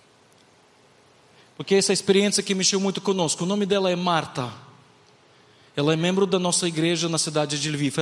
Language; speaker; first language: Portuguese; non-native, fluent; Ukrainian